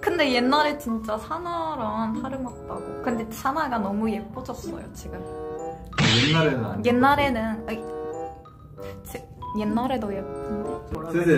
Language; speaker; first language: Korean; non-native, learner; Japanese